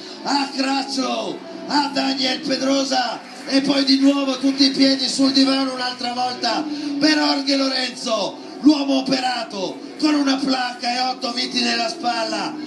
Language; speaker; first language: Italian; native; Italian